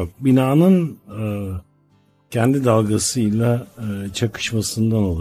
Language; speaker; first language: Turkish; native; Turkish